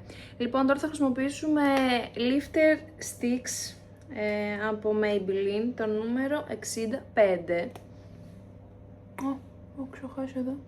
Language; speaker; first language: Greek; native; Greek